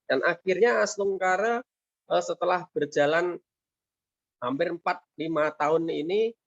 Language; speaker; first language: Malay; non-native, local second language; Javanese